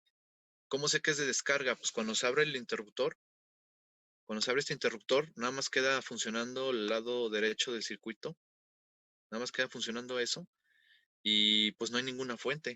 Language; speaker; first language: Spanish; native; Spanish